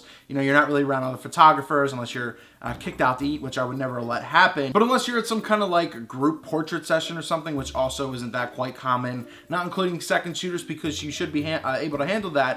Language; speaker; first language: English; native; English